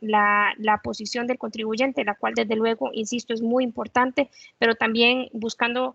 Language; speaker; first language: Spanish; native; Spanish